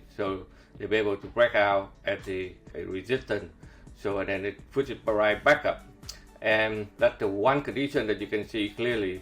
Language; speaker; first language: English; non-native, fluent; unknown